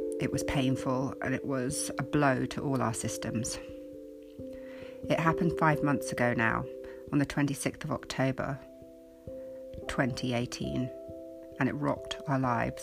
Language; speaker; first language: English; native; English